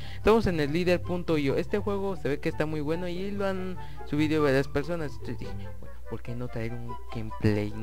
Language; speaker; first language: Spanish; native; Spanish